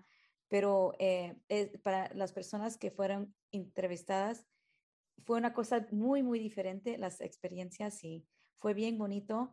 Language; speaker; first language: Spanish; early bilingual, heritage; Spanish